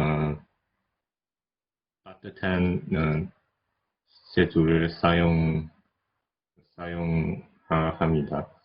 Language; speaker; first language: Korean; non-native, learner; Chinese